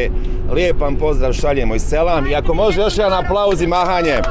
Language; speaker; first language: Bosnian; native; Bosnian